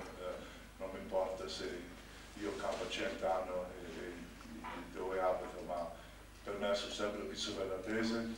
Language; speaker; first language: Italian; non-native, local second language; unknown